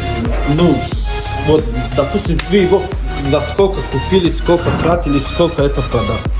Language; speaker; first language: Russian; non-native, learner; Tajik